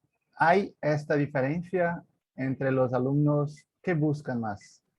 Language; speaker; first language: Spanish; non-native, fluent; Portuguese